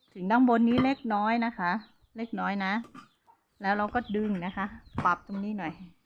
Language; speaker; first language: Thai; non-native, local second language; Hmong